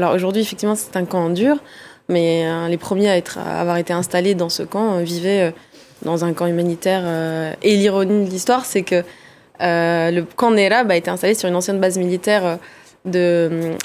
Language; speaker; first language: French; early bilingual, other home language; Arabic